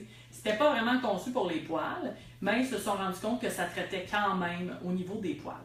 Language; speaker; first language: French; native; French